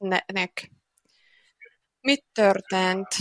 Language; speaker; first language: Hungarian; non-native, learner; Finnish